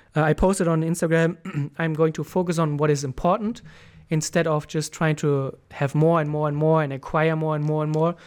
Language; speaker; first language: English; non-native, fluent; German